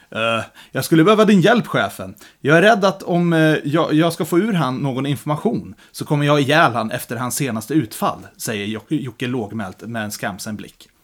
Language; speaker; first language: Swedish; native; Swedish